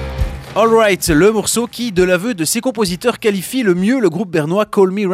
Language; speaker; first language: French; native; French